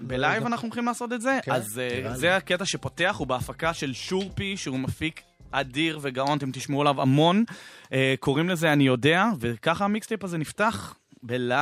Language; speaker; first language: Hebrew; native; Hebrew